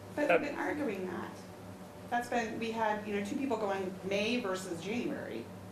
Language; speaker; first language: English; native; English